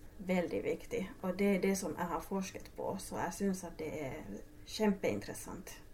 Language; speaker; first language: Swedish; non-native, local second language; Finnish